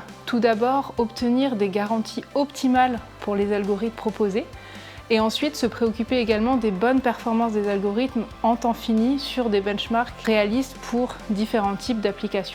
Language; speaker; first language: French; native; French